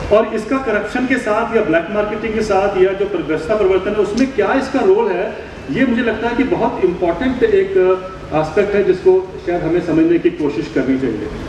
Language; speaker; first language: Hindi; native; Hindi